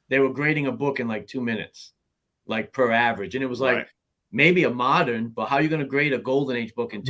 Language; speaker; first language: English; native; English